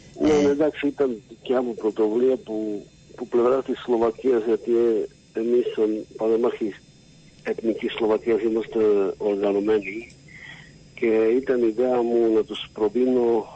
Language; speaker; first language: Greek; non-native, learner; Slovak